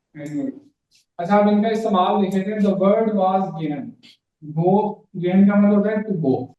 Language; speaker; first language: Urdu; native; Urdu